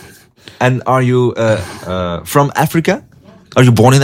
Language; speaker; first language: English; non-native, fluent; Dutch